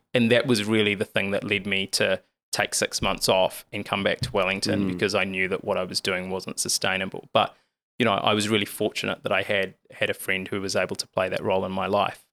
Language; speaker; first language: English; native; English